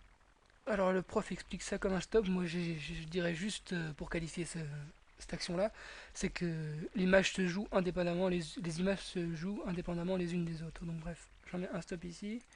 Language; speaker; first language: French; native; French